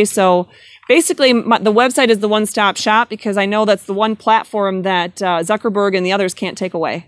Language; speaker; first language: English; native; English